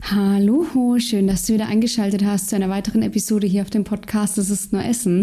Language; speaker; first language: German; native; German